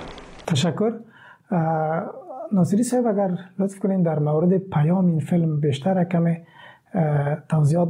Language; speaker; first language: Persian; native; Persian